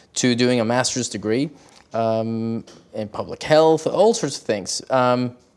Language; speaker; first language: English; early bilingual, other home language; Spanish